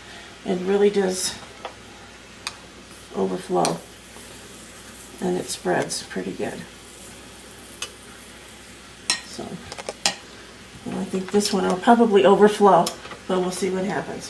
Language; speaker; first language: English; native; English